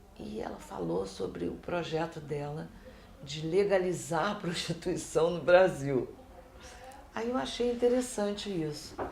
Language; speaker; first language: Portuguese; native; Portuguese